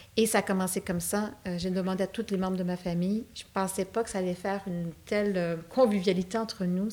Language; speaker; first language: French; native; French